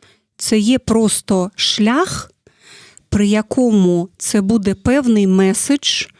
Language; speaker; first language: Ukrainian; non-native, fluent; Russian